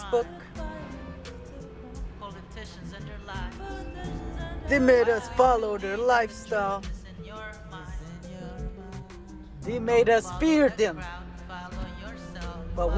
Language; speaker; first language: English; non-native, local second language; Cebuano